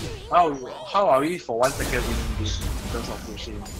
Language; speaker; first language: English; non-native, local second language; Chinese